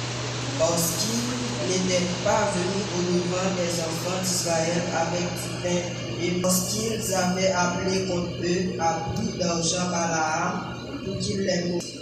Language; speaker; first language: French; non-native, local second language; Haitian Creole